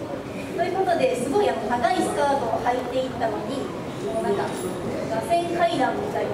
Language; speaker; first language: Japanese; native; Japanese